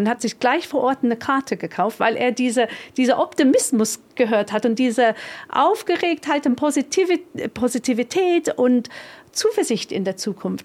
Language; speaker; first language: German; non-native, fluent; English